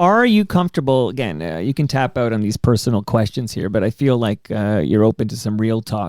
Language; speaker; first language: English; native; English